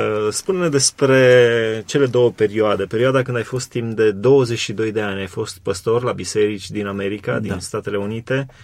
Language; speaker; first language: Romanian; native; Romanian